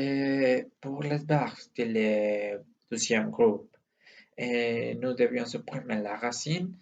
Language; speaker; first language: French; non-native, learner; Spanish